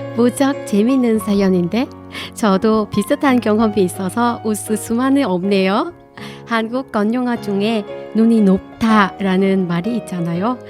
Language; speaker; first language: Korean; non-native, fluent; Vietnamese